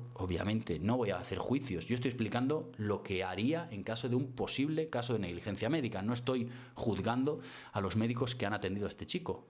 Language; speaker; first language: Spanish; native; Spanish